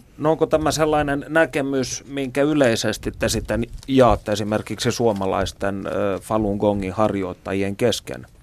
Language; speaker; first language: Finnish; native; Finnish